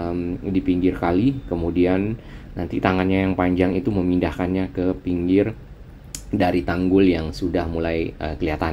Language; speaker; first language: Indonesian; native; Indonesian